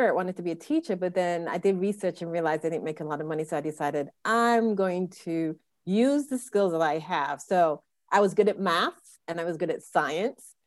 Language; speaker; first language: English; native; English